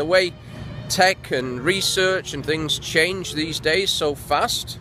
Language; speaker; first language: English; native; English